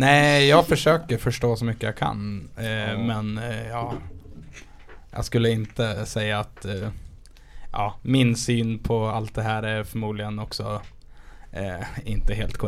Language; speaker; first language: Swedish; native; Swedish